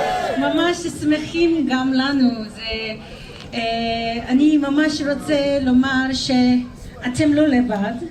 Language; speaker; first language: Hebrew; non-native, learner; Korean